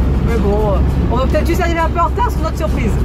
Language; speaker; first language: French; native; French